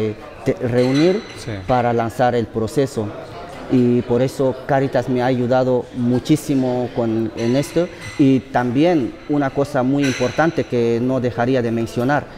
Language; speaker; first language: Spanish; non-native, fluent; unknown